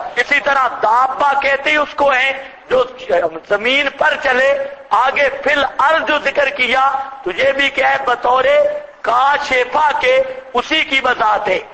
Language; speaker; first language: Urdu; non-native, local second language; Punjabi